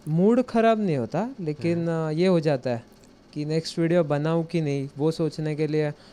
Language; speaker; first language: Hindi; non-native, local second language; Marathi